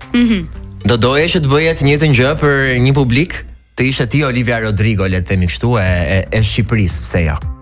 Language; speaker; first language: Albanian; native; Albanian